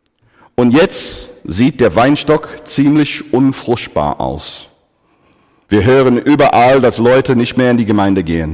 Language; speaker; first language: German; non-native, fluent; English